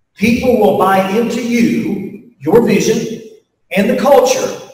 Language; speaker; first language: English; native; English